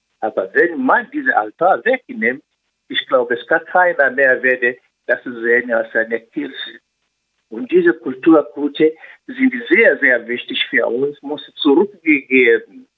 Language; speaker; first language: German; non-native, learner; Swahili